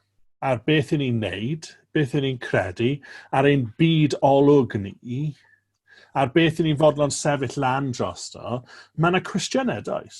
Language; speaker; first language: Welsh; native; Welsh